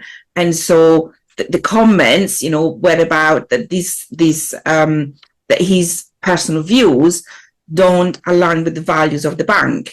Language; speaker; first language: English; non-native, fluent; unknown